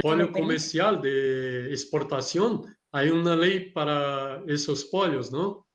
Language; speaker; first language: Spanish; non-native, learner; Portuguese